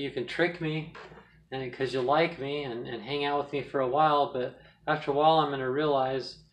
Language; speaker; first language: English; native; English